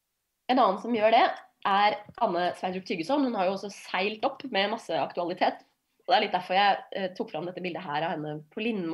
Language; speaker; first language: Norwegian; native; Norwegian